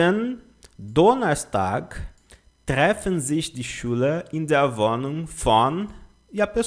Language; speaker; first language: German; non-native, fluent; Portuguese